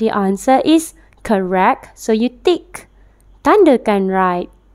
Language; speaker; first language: English; non-native, local second language; Malay